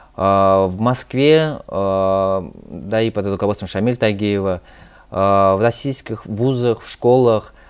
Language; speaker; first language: Russian; early bilingual, other home language; Azerbaijani